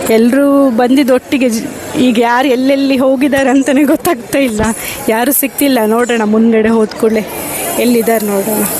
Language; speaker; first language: Kannada; non-native, local second language; Tulu